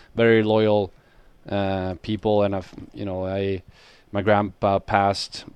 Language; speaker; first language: English; non-native, fluent; Swedish